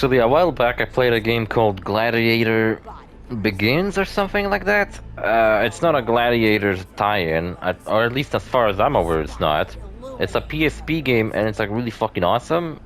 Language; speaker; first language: English; non-native, fluent; Polish